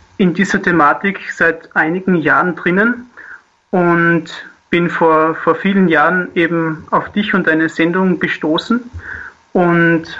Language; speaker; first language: German; native; German